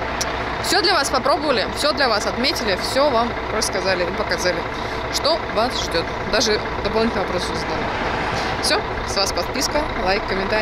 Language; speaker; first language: Russian; native; Russian